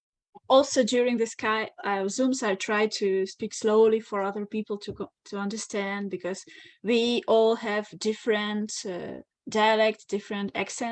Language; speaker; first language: English; non-native, fluent; Russian